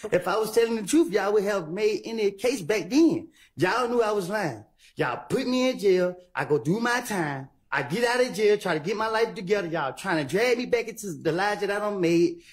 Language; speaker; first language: English; native; English